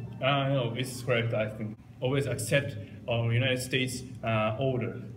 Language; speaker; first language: English; non-native, learner; Japanese